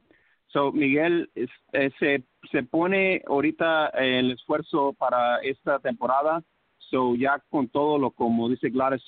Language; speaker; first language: Spanish; early bilingual, heritage; English